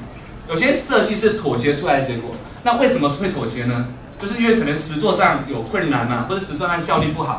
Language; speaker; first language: Chinese; native; Chinese